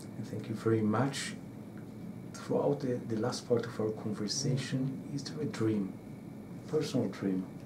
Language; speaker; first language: English; non-native, fluent; Hebrew